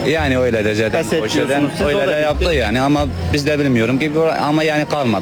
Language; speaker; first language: Turkish; non-native, local second language; Arabic